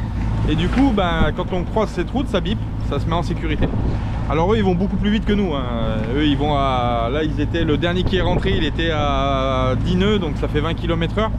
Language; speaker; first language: French; native; French